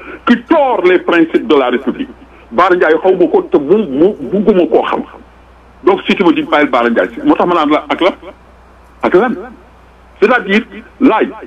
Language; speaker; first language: French; non-native, local second language; Wolof